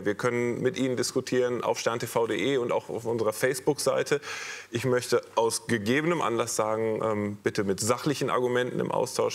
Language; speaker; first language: German; native; German